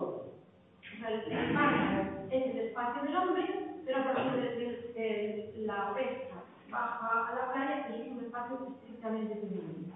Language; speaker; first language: Spanish; native; Spanish